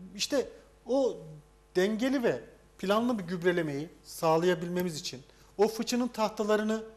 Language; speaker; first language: Turkish; native; Turkish